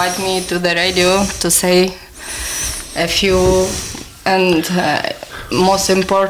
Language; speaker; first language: English; non-native, learner; Ukrainian